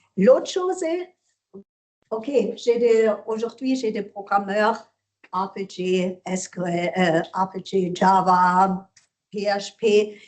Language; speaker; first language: French; non-native, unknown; German